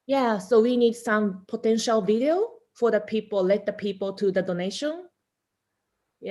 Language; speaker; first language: English; non-native, learner; Japanese